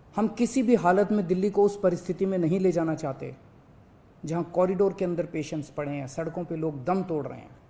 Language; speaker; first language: Hindi; native; Hindi